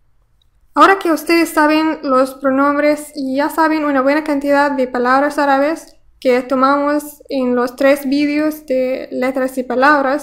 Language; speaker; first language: Spanish; non-native, fluent; Arabic